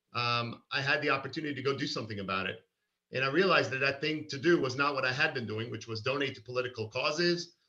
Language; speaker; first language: English; early bilingual, other home language; Hebrew